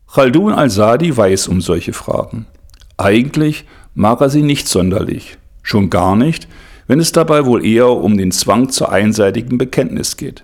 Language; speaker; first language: German; native; German